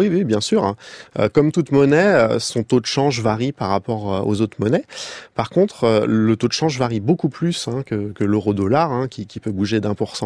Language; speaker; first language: French; native; French